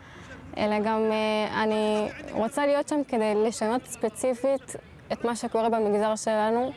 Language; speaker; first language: Hebrew; non-native, local second language; Arabic